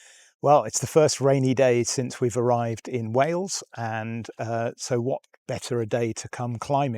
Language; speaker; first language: English; native; English